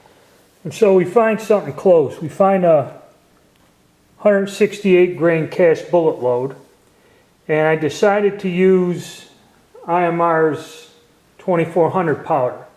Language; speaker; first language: English; native; English